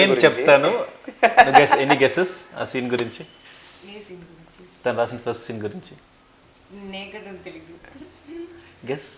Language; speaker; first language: Telugu; native; Telugu